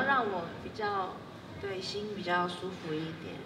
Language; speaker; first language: Chinese; native; Chinese